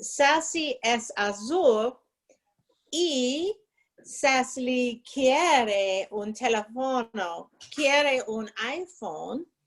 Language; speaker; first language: Spanish; non-native, learner; English